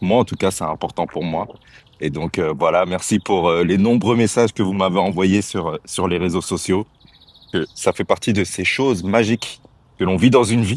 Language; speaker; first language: French; native; French